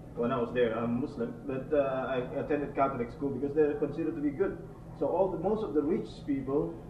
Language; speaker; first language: English; non-native, fluent; Indonesian